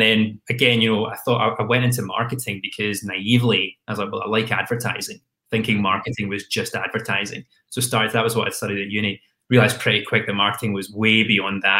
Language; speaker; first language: English; native; English